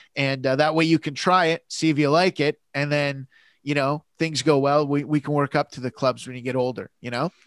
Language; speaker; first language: English; native; English